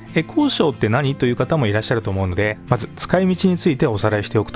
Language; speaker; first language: Japanese; native; Japanese